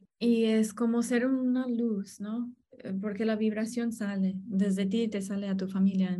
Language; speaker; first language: Spanish; non-native, fluent; English